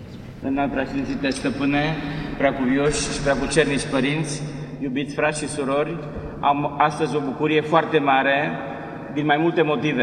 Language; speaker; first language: Romanian; non-native, fluent; Czech